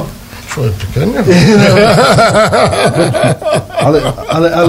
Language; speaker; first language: Portuguese; non-native, learner; German